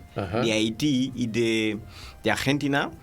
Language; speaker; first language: Spanish; non-native, fluent; Haitian Creole